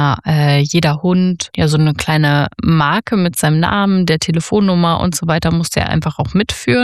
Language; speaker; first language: German; native; German